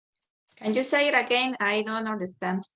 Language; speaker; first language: English; non-native, learner; Spanish